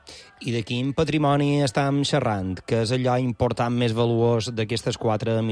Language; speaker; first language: Catalan; native; Catalan